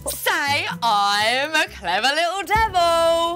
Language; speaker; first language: English; native; English